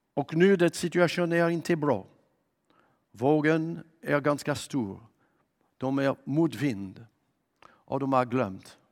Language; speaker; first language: Swedish; non-native, fluent; French